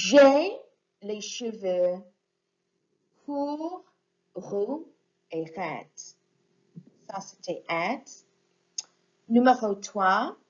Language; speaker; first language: French; non-native, fluent; English